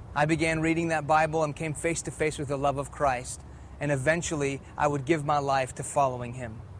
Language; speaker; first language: English; early bilingual, other home language; Persian